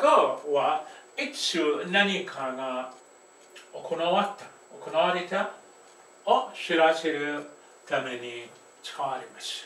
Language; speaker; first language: Japanese; non-native, fluent; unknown